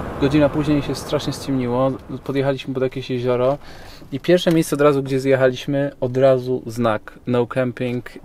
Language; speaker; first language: Polish; native; Polish